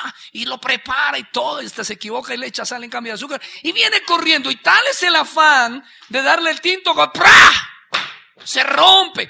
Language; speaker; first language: Spanish; native; Spanish